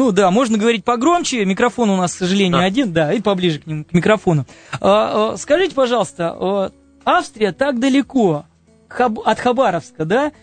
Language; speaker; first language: Russian; native; Russian